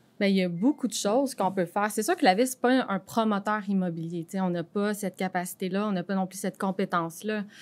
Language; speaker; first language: French; native; French